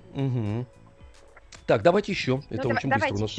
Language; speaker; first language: Russian; native; Russian